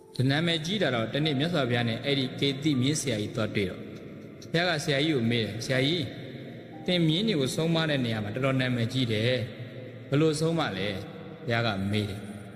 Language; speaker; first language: Burmese; native; Burmese